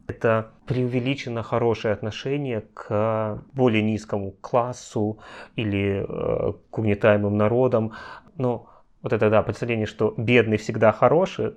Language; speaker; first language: Russian; native; Russian